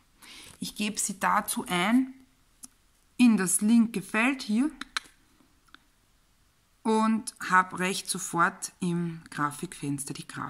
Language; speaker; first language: German; native; German